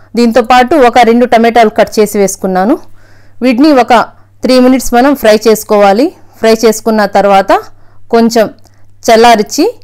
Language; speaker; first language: Telugu; non-native, local second language; Urdu